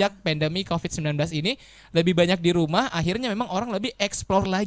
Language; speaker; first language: Indonesian; native; Indonesian